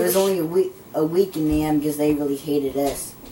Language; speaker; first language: English; native; English